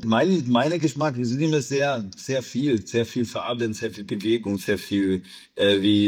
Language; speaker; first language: German; non-native, fluent; English